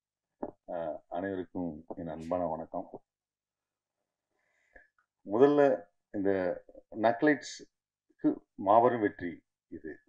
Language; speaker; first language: Tamil; native; Tamil